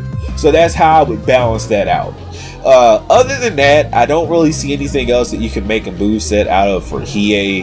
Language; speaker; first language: English; native; English